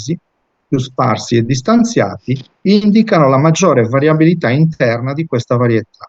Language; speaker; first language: Italian; native; Italian